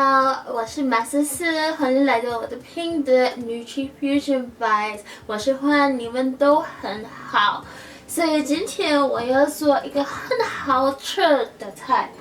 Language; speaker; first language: Chinese; non-native, learner; English